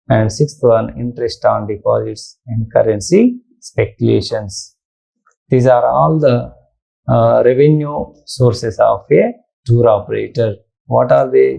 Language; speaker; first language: English; non-native, local second language; Telugu